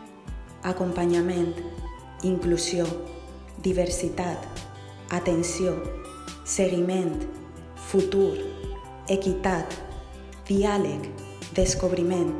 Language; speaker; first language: Catalan; native; Catalan